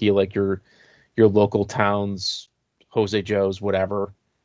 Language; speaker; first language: English; native; English